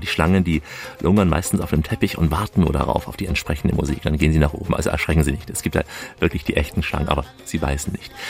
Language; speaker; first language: German; native; German